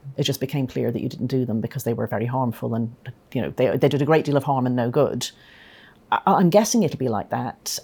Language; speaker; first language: English; native; English